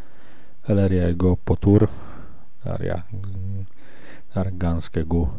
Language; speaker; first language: Swedish; non-native, learner; Norwegian